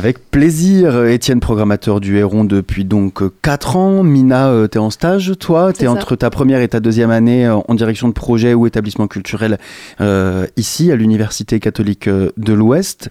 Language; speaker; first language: French; native; French